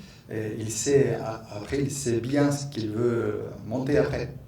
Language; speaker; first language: French; non-native, fluent; Spanish